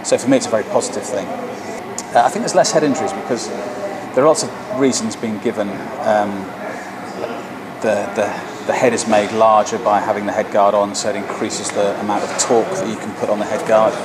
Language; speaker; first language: English; native; English